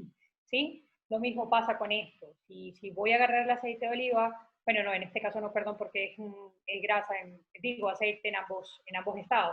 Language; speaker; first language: Spanish; native; Spanish